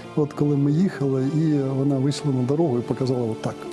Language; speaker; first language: Ukrainian; native; Ukrainian